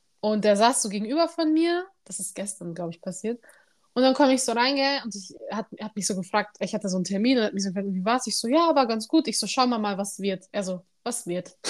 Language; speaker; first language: German; early bilingual, other home language; Turkish